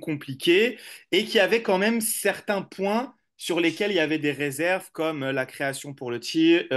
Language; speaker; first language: French; native; French